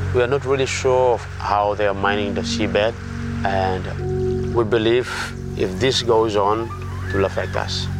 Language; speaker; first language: English; non-native, fluent; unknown